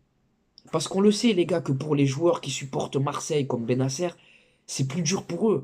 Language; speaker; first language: French; native; French